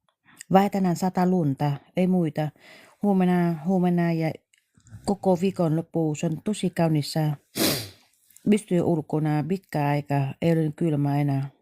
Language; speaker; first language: Finnish; non-native, learner; Vietnamese